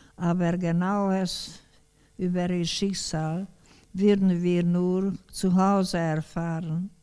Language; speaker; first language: German; non-native, fluent; Hungarian